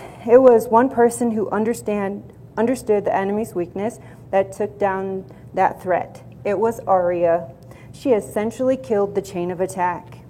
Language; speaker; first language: English; native; English